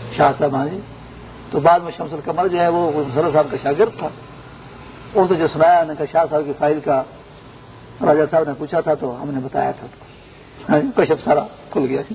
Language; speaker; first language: Urdu; non-native, local second language; Pashto